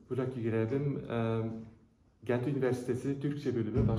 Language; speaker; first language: Turkish; non-native, fluent; Dutch